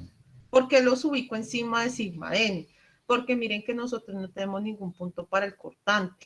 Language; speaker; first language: Spanish; native; Spanish